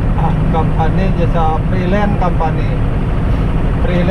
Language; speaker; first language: English; non-native, learner; Indonesian